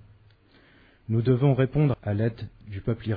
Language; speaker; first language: French; native; French